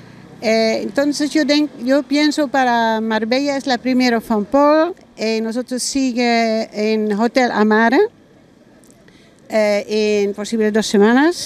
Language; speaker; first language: Spanish; non-native, learner; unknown